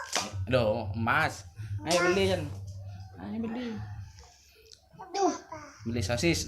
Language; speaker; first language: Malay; non-native, local second language; Javanese